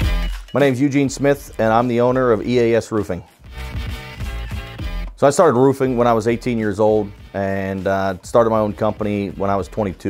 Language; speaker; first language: English; native; English